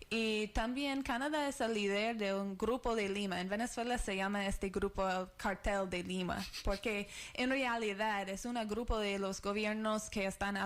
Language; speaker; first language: Spanish; non-native, learner; English